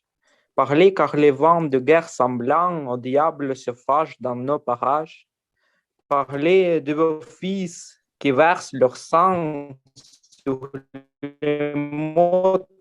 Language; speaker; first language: French; non-native, learner; Ukrainian